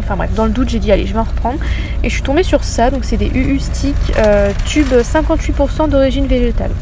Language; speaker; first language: French; native; French